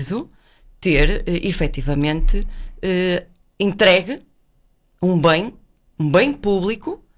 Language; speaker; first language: Portuguese; native; Portuguese